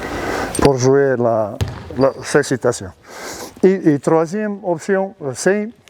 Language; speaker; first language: French; non-native, learner; Serbian